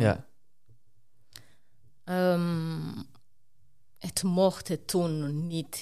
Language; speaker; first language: Dutch; non-native, fluent; Rundi